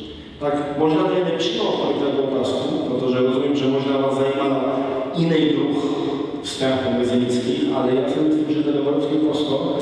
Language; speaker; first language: Czech; non-native, fluent; Polish